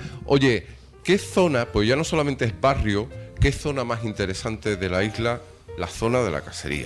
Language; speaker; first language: Spanish; native; Spanish